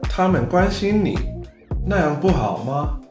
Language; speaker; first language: Chinese; non-native, fluent; English